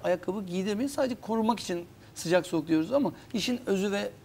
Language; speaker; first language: Turkish; native; Turkish